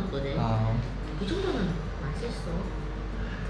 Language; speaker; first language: Korean; non-native, learner; Khmer